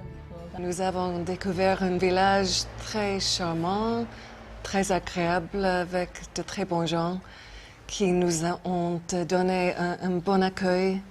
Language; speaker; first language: French; non-native, fluent; English